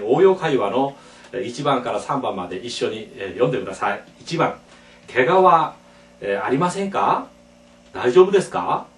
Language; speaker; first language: Japanese; non-native, fluent; Korean